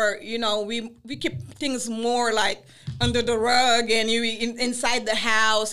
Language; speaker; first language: English; non-native, fluent; Wolof